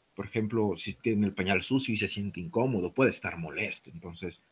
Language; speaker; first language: Spanish; native; Spanish